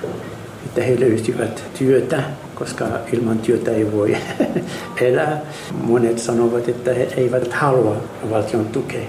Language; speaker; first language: Finnish; non-native, fluent; Arabic